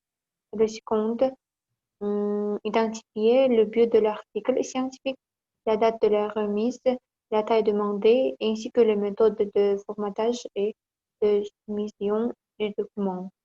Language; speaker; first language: French; non-native, learner; Kazakh